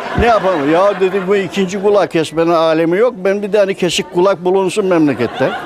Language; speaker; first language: Turkish; native; Turkish